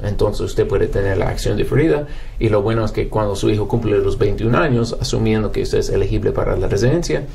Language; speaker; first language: Spanish; non-native, fluent; English